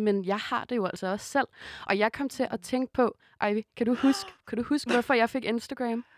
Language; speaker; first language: Danish; native; Danish